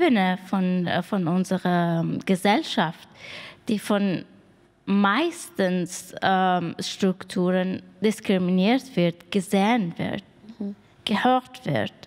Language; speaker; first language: German; non-native, learner; Persian